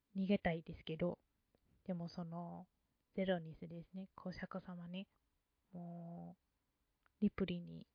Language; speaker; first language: Japanese; non-native, fluent; Chinese